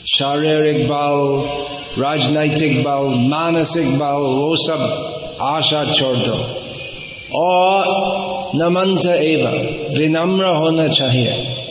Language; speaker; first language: Hindi; non-native, fluent; English